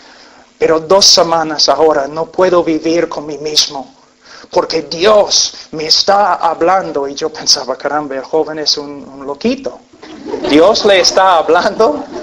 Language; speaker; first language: Spanish; non-native, fluent; English